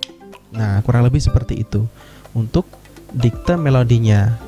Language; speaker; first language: Indonesian; native; Indonesian